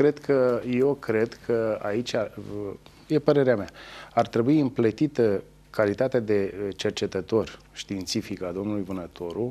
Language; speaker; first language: Romanian; native; Romanian